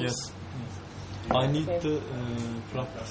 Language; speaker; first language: English; non-native, learner; Turkish